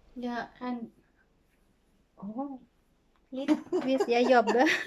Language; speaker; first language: Norwegian; non-native, learner; Thai